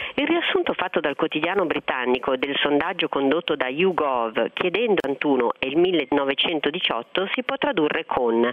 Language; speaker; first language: Italian; native; Italian